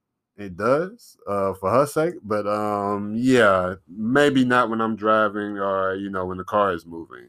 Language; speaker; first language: English; native; English